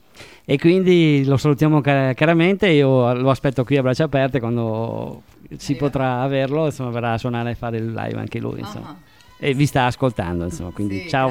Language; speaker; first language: Italian; native; Italian